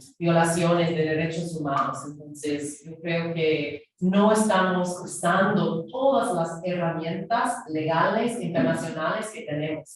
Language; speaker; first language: Spanish; non-native, fluent; English